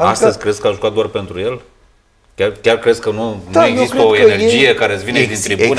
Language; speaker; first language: Romanian; native; Romanian